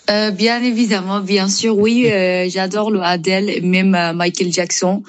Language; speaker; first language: French; non-native, learner; Persian